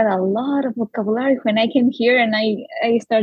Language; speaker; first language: English; non-native, learner; Spanish